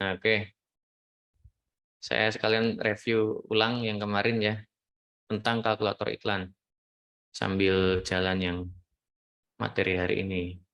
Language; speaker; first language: Indonesian; native; Indonesian